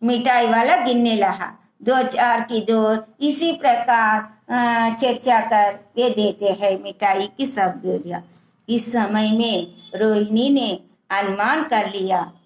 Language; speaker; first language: Hindi; non-native, local second language; Telugu